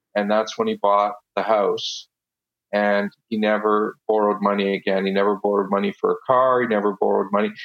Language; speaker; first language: English; non-native, fluent; Italian